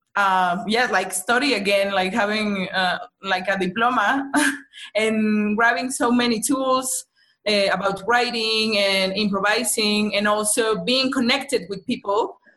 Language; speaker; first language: English; non-native, fluent; Spanish